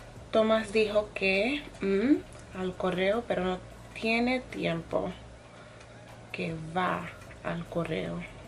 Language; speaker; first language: Spanish; non-native, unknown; English